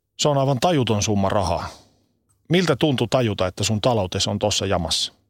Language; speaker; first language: Finnish; native; Finnish